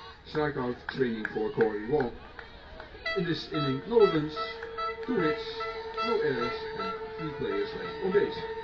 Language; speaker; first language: English; non-native, fluent; Dutch